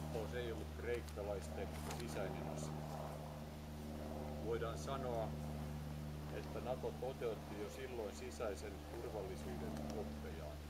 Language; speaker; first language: Finnish; native; Finnish